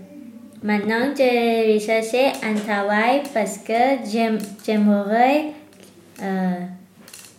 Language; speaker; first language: French; non-native, learner; Thai